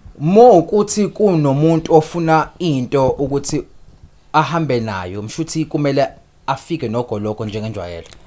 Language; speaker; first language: Zulu; native; Zulu